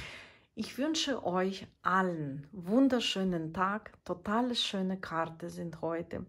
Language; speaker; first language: German; non-native, fluent; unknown